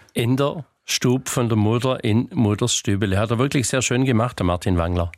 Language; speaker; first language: German; native; German